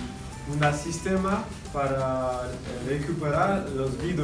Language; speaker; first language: Spanish; non-native, learner; French